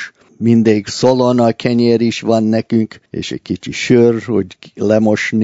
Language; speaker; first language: Hungarian; early bilingual, heritage; Hungarian